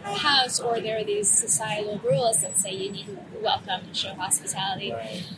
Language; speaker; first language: English; native; English